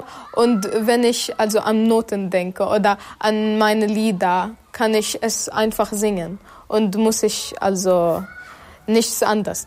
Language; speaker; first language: German; non-native, fluent; Arabic